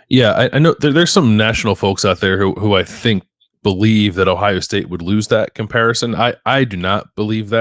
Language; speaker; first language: English; native; English